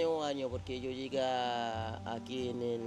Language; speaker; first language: Spanish; non-native, fluent; Haitian Creole